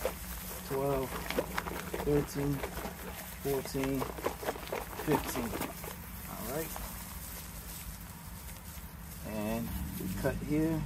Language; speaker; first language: English; native; English